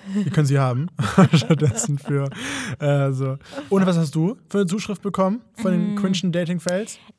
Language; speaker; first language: German; native; German